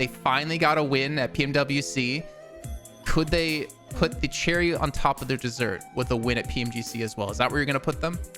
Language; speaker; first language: English; native; English